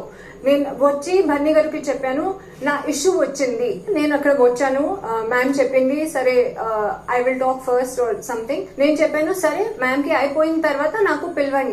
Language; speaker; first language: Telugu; non-native, learner; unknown